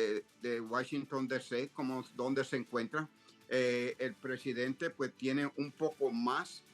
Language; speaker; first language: Spanish; native; Spanish